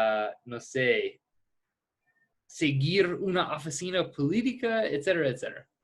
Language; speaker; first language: Spanish; non-native, fluent; English